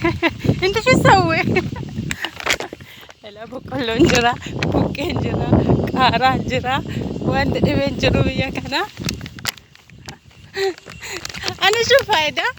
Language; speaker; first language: Arabic; non-native, learner; Oromo